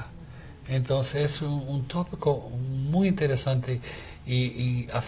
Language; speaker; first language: Spanish; non-native, fluent; Portuguese